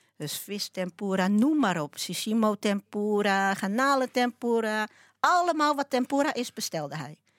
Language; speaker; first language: Dutch; early bilingual, other home language; Cantonese